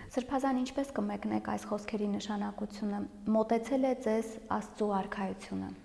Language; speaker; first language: Armenian; native; Armenian